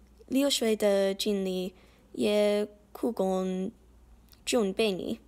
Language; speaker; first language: Chinese; non-native, learner; English